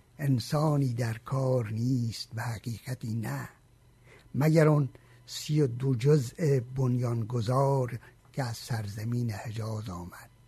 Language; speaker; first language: Persian; native; Persian